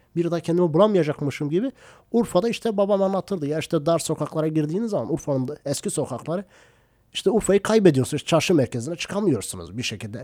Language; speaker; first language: Turkish; non-native, local second language; Kurdish